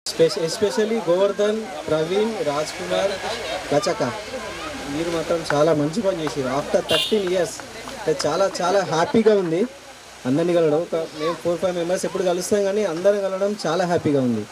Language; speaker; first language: Telugu; native; Telugu